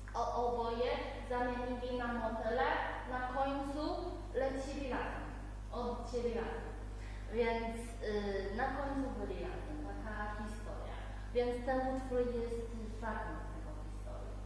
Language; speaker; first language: Polish; non-native, learner; Chinese